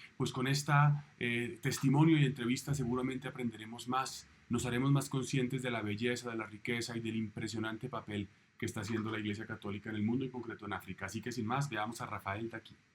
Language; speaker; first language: Spanish; native; Spanish